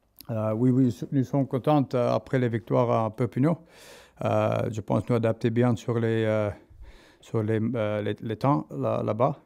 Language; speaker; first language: French; non-native, learner; English